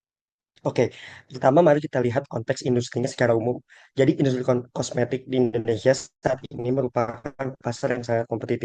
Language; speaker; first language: Indonesian; native; Indonesian